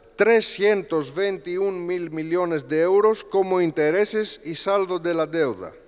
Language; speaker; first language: Spanish; non-native, fluent; Greek